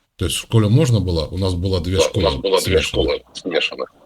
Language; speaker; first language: Russian; native; Russian